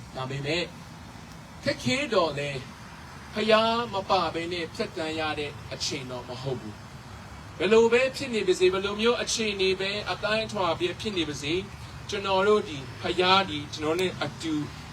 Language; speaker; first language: Burmese; non-native, local second language; Kachin